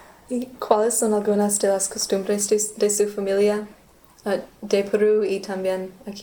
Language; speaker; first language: Spanish; non-native, learner; English